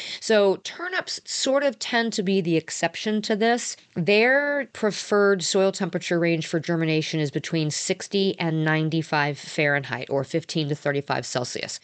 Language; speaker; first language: English; native; English